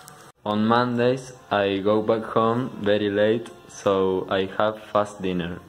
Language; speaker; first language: English; non-native, learner; Spanish